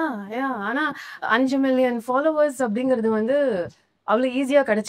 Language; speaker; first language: Tamil; native; Tamil